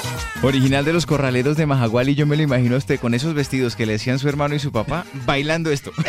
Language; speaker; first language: Spanish; native; Spanish